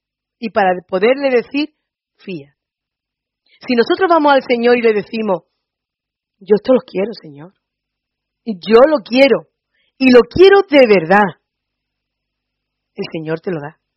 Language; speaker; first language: Spanish; native; Spanish